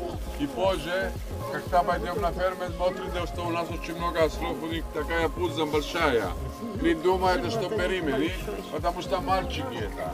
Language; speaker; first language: Russian; non-native, learner; Greek